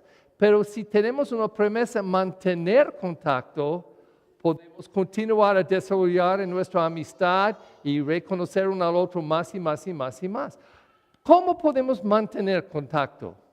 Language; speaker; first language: Spanish; non-native, learner; English